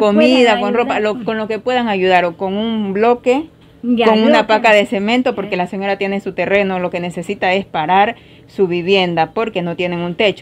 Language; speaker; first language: Spanish; native; Spanish